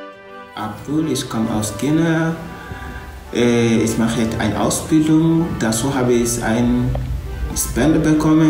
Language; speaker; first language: German; non-native, learner; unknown